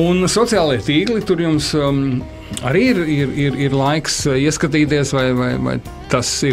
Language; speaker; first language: Latvian; native; Latvian